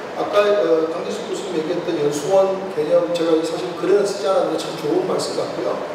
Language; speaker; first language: Korean; native; Korean